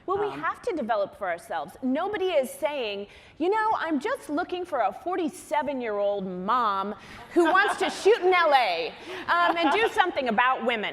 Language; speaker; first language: English; native; English